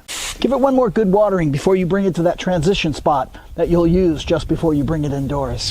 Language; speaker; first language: English; native; English